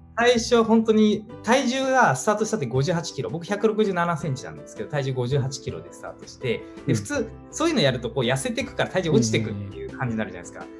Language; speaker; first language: Japanese; native; Japanese